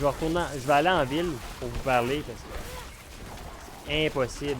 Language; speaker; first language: French; native; French